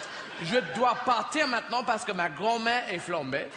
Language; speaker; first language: French; non-native, learner; English